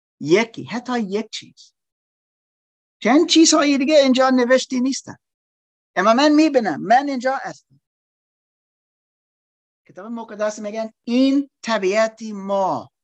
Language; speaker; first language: Persian; non-native, learner; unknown